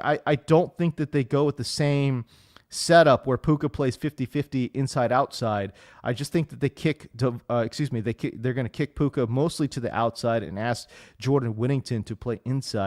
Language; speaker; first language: English; native; English